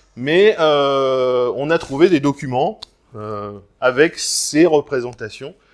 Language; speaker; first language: French; native; French